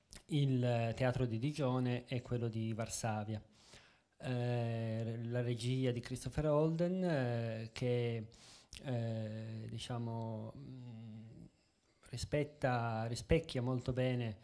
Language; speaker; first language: Italian; native; Italian